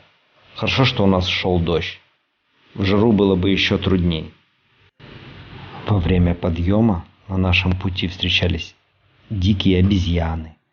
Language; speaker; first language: Russian; native; Russian